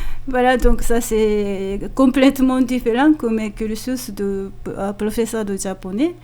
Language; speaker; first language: French; non-native, fluent; Japanese